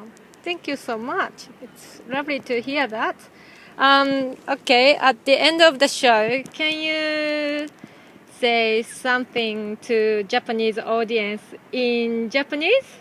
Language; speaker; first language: English; non-native, fluent; Japanese